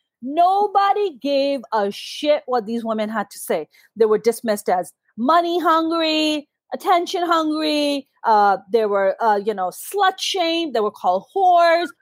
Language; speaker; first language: English; early bilingual, other home language; Urdu